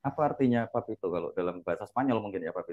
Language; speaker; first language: Indonesian; native; Indonesian